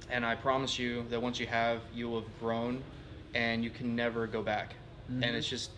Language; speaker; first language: English; native; English